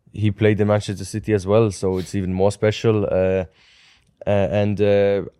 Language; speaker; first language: English; non-native, fluent; Norwegian